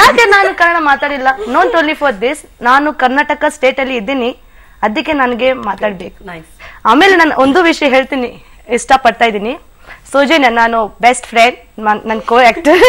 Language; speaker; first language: Kannada; non-native, local second language; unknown